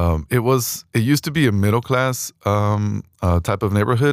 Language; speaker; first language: English; early bilingual, other home language; Spanish